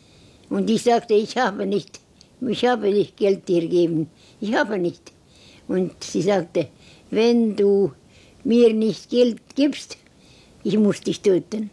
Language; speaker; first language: German; non-native, learner; Estonian